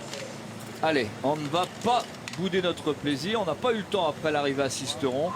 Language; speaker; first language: French; native; French